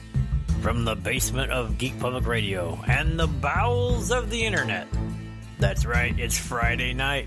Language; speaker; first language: English; native; English